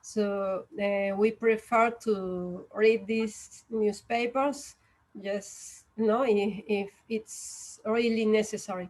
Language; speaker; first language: English; non-native, learner; Spanish